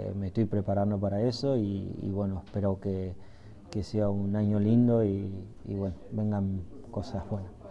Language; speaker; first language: Spanish; native; Spanish